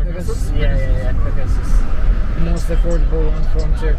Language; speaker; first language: English; non-native, fluent; Turkish